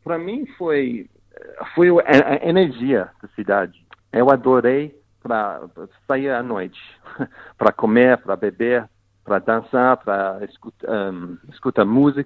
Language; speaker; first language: Portuguese; non-native, fluent; English